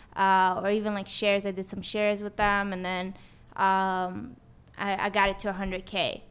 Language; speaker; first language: English; non-native, fluent; Swedish